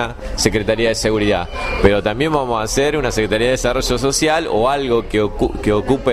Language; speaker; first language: Spanish; native; Spanish